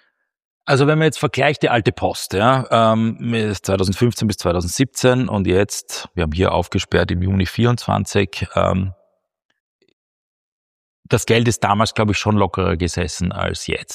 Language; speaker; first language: German; native; German